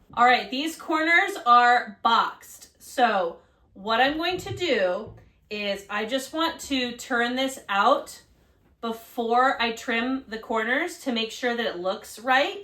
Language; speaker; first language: English; native; English